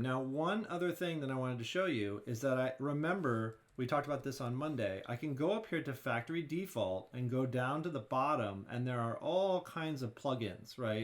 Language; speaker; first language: English; native; English